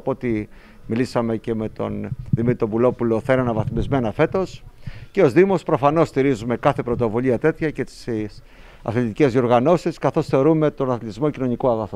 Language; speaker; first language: Greek; native; Greek